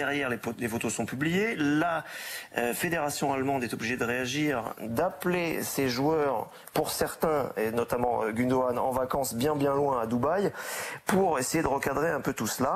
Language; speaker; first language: French; native; French